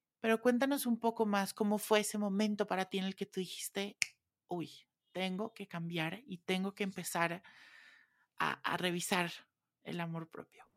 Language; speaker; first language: Spanish; native; Spanish